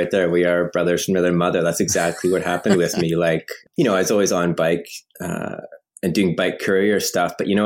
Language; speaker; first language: English; native; English